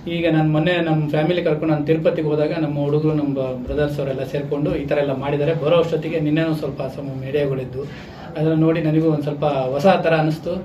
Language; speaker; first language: Kannada; native; Kannada